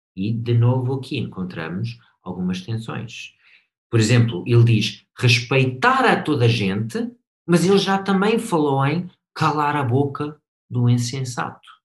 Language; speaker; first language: Portuguese; non-native, fluent; English